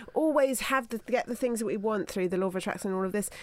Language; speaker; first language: English; native; English